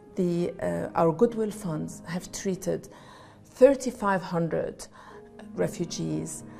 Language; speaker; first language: English; non-native, fluent; Arabic